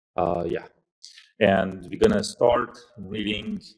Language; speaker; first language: English; non-native, fluent; Persian